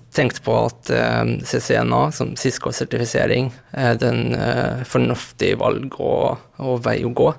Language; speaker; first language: Norwegian; non-native, fluent; Arabic